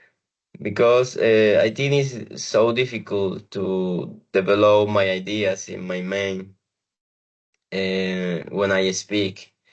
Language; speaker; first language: English; non-native, learner; Spanish